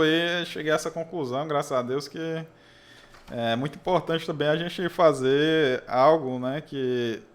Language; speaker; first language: Portuguese; native; Portuguese